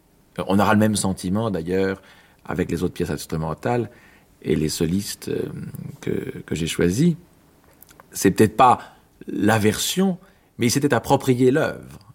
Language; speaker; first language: French; native; French